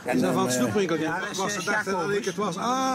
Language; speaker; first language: Dutch; native; Dutch